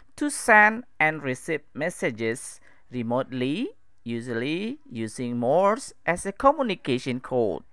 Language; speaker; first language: English; non-native, fluent; Indonesian